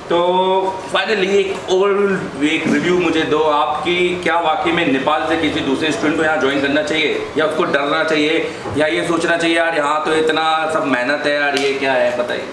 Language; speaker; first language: Hindi; native; Hindi